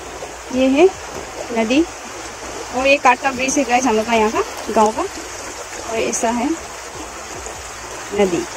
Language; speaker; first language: Hindi; non-native, local second language; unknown